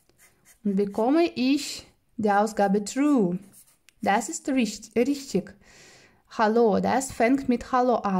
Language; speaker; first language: German; non-native, fluent; Russian